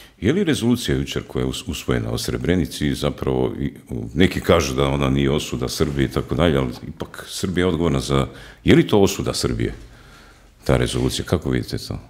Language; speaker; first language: Croatian; native; Croatian